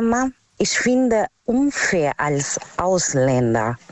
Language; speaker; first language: German; non-native, learner; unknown